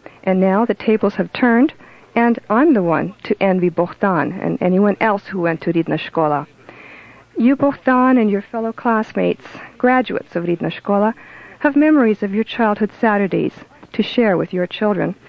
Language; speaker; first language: English; native; English